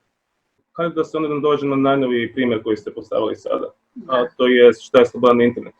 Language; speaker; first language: Bosnian; native; Bosnian